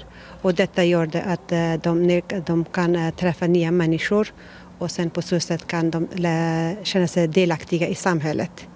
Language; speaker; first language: Swedish; non-native, learner; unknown